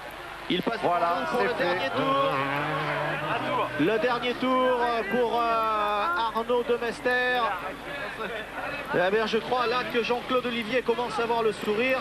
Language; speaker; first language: French; native; French